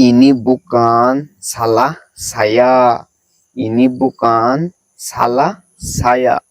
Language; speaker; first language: Indonesian; non-native, learner; Bangla